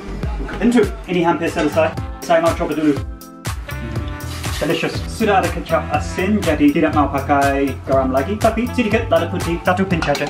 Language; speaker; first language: Indonesian; non-native, fluent; English